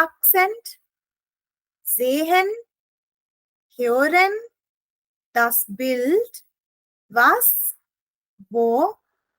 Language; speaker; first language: German; non-native, fluent; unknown